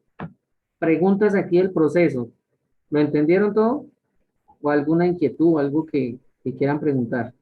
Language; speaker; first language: Spanish; native; Spanish